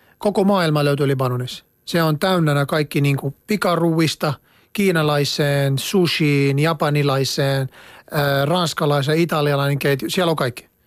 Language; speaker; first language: Finnish; non-native, fluent; Arabic